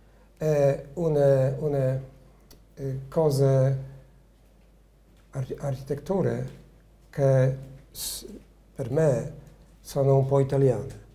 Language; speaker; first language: Italian; non-native, learner; Polish